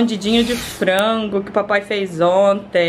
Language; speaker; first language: Portuguese; native; Portuguese